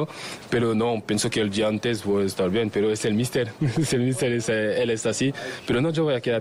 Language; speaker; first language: Spanish; non-native, learner; French